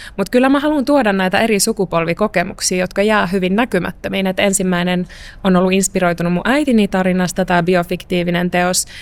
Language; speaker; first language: Finnish; early bilingual, other home language; Arabic